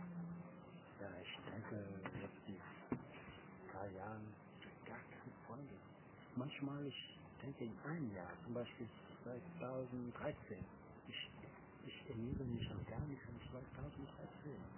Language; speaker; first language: German; non-native, learner; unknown